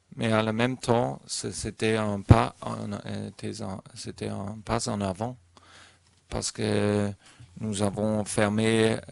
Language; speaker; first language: French; non-native, learner; German